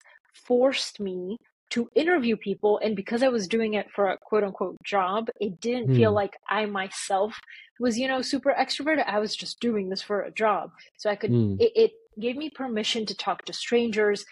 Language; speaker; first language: English; early bilingual, other home language; Bulgarian